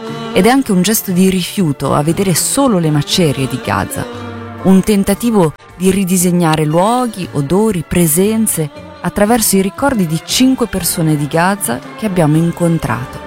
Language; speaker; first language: Italian; native; Italian